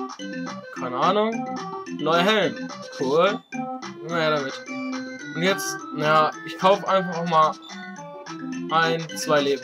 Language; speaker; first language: German; native; German